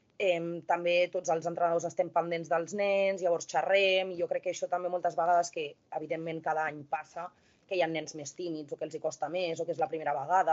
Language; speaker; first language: Catalan; native; Catalan